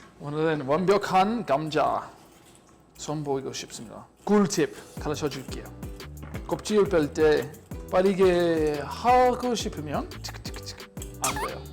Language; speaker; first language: Korean; non-native, learner; English